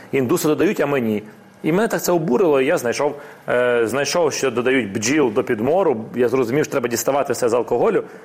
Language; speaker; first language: Ukrainian; non-native, local second language; Russian